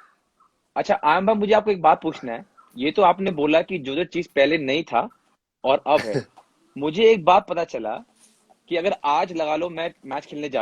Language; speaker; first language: Hindi; native; Hindi